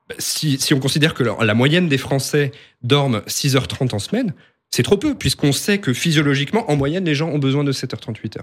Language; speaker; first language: French; native; French